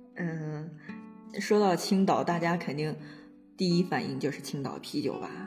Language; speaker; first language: Chinese; native; Chinese